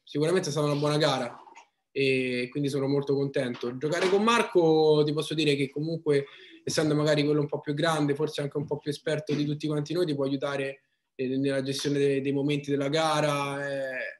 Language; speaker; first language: Italian; native; Italian